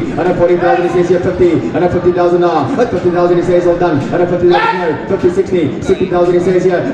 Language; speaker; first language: English; non-native, local second language; Afrikaans